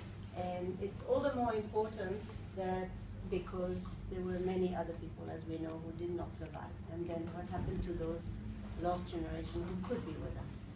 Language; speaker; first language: English; non-native, fluent; French